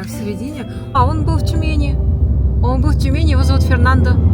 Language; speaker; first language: Russian; native; Russian